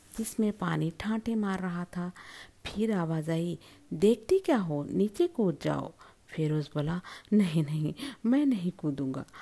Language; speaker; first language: Urdu; native; Urdu